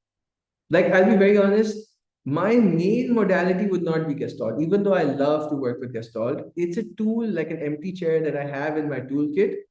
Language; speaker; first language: English; non-native, local second language; Urdu